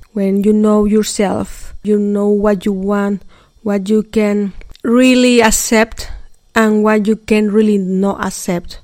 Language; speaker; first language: English; non-native, fluent; Spanish